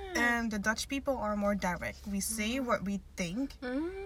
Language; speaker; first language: English; non-native, fluent; Dutch